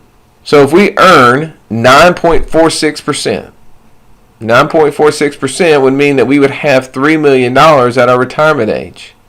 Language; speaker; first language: English; native; English